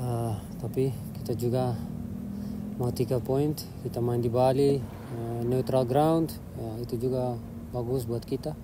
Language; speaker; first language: Indonesian; non-native, fluent; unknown